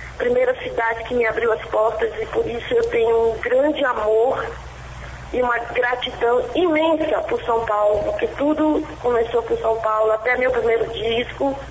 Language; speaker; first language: Portuguese; native; Portuguese